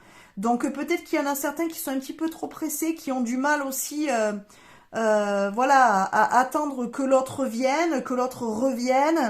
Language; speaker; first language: French; native; French